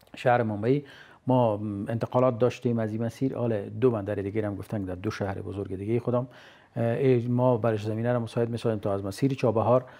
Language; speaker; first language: Persian; native; Persian